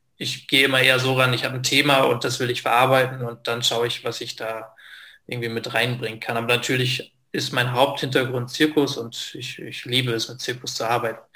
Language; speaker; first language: German; native; German